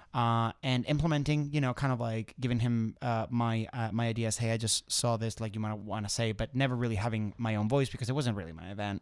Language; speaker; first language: English; non-native, fluent; Spanish